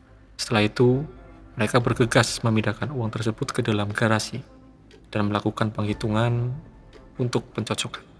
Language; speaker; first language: Indonesian; native; Indonesian